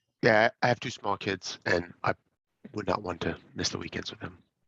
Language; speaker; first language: English; native; English